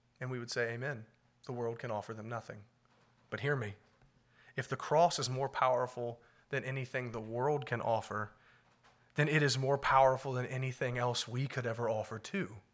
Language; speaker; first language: English; native; English